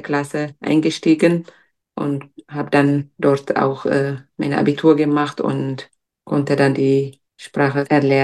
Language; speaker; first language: German; non-native, fluent; Tigrinya